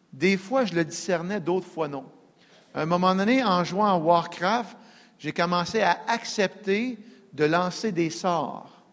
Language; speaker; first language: French; native; French